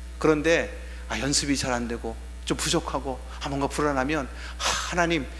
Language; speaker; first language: Korean; native; Korean